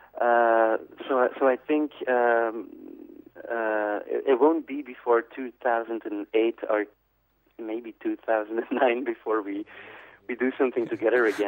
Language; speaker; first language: English; non-native, fluent; Dutch